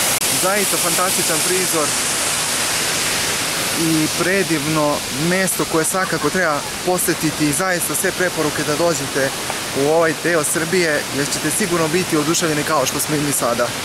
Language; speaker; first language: Bosnian; native; Bosnian